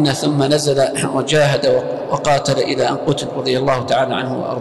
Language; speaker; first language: Arabic; native; Arabic